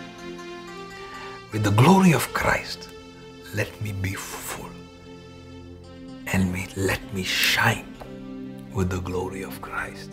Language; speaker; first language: English; non-native, local second language; Malayalam